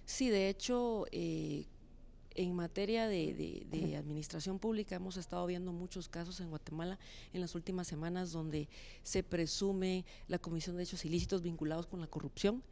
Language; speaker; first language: Spanish; native; Spanish